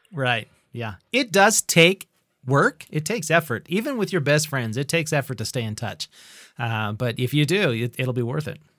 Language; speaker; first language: English; native; English